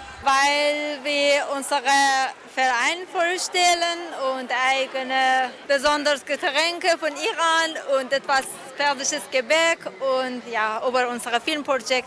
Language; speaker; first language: German; non-native, learner; Persian